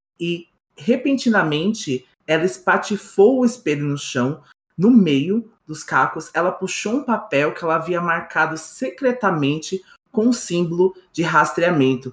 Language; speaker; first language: Portuguese; native; Portuguese